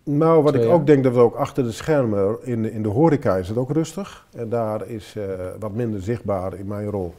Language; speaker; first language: Dutch; native; Dutch